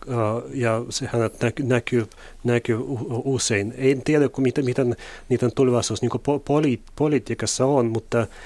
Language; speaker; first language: Finnish; non-native, fluent; Russian